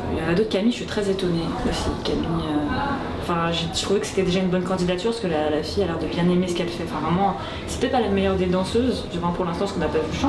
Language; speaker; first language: French; native; French